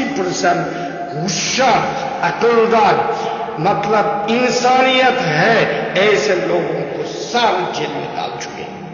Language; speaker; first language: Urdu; non-native, learner; Uyghur